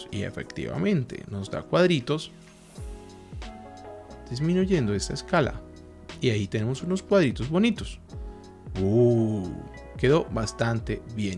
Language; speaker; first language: Spanish; native; Spanish